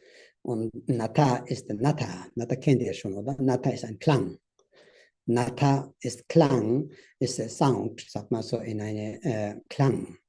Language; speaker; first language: German; non-native, fluent; Tibetan